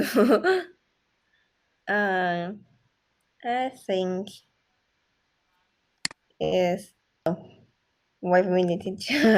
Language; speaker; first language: English; non-native, learner; Vietnamese